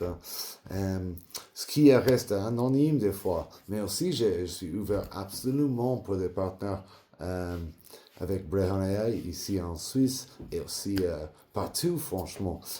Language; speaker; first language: French; non-native, learner; English